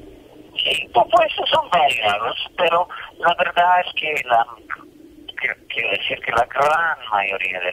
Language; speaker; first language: Spanish; non-native, fluent; English